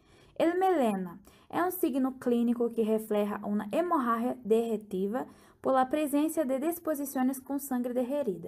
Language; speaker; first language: Portuguese; non-native, learner; Spanish